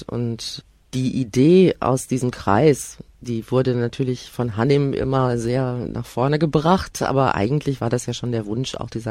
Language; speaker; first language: German; native; German